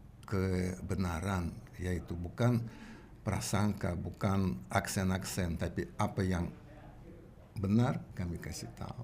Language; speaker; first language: Indonesian; non-native, learner; Russian